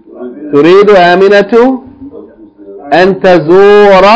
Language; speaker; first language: Arabic; non-native, fluent; English